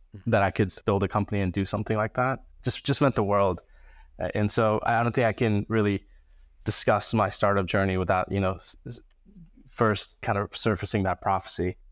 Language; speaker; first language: English; early bilingual, other home language; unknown